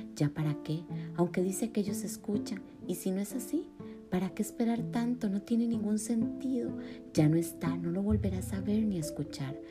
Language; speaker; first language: Spanish; native; Spanish